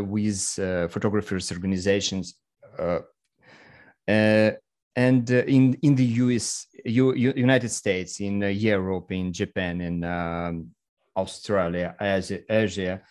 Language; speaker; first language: English; non-native, learner; Russian